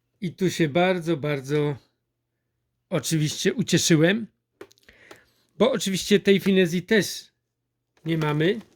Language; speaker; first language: Polish; native; Polish